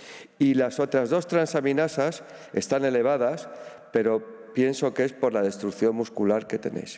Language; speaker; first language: Spanish; native; Spanish